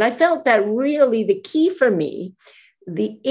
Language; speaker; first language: English; non-native, fluent; Spanish